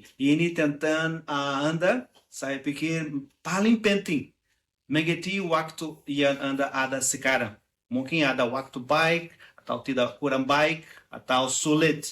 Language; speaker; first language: Indonesian; non-native, learner; Portuguese